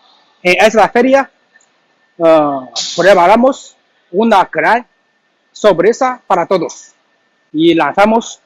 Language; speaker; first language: Spanish; non-native, learner; Chinese